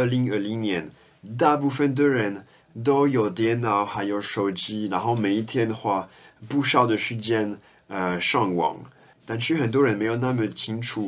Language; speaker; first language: Chinese; non-native, fluent; French